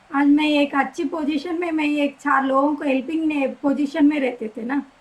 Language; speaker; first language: Hindi; non-native, local second language; Telugu